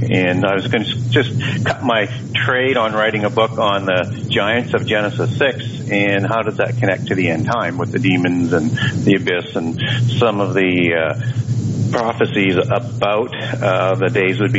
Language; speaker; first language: English; native; English